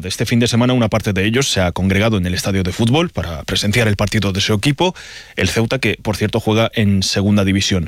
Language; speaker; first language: Spanish; native; Spanish